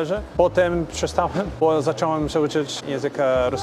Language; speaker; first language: Polish; non-native, fluent; Portuguese